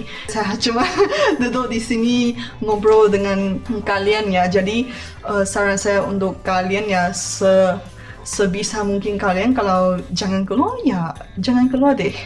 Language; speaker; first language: Indonesian; non-native, fluent; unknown